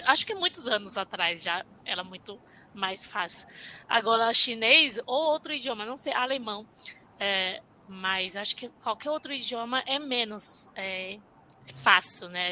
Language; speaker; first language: Portuguese; non-native, fluent; Chinese